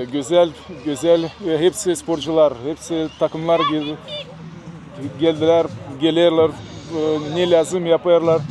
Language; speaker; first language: Turkish; non-native, learner; Gagauz